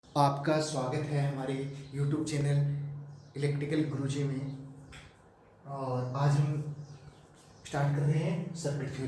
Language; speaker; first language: Hindi; native; Hindi